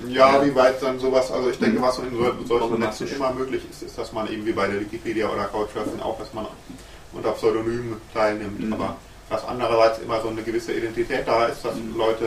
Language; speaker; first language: German; native; German